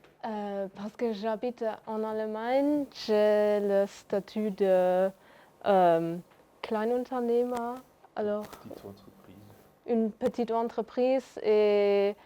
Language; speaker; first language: French; non-native, local second language; Luxembourgish